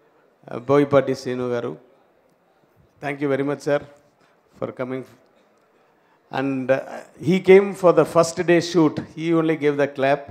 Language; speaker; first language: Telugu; non-native, fluent; Tamil